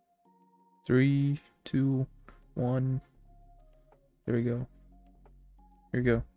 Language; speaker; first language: English; native; English